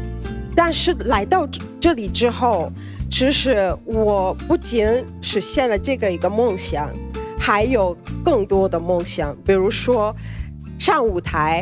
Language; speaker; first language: Chinese; non-native, fluent; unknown